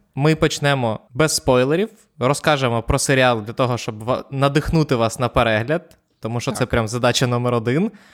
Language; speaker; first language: Ukrainian; native; Ukrainian